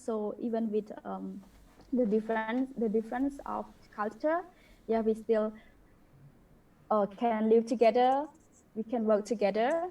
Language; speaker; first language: English; non-native, learner; Khmer